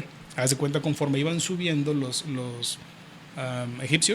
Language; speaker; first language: Spanish; native; Spanish